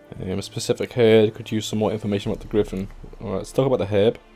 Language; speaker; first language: English; native; English